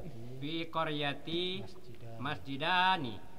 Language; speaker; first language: Arabic; non-native, learner; Indonesian